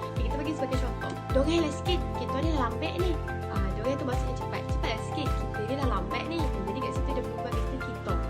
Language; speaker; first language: Malay; native; Malay